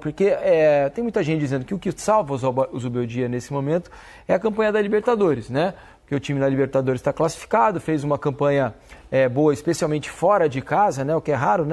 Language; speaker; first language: Portuguese; native; Portuguese